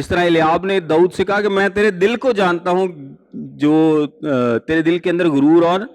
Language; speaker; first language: Urdu; non-native, local second language; Punjabi